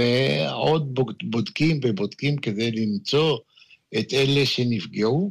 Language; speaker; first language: Hebrew; non-native, fluent; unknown